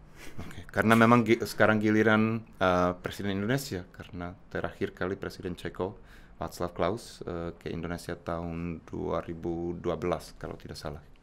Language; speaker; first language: Indonesian; non-native, fluent; Czech